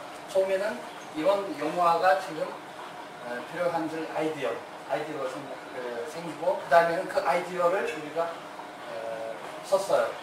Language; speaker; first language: Korean; non-native, fluent; Kyrgyz